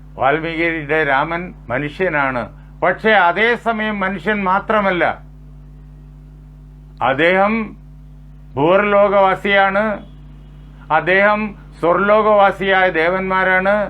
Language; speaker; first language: Malayalam; native; Malayalam